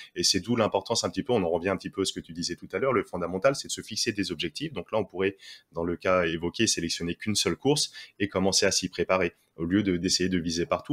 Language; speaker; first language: French; native; French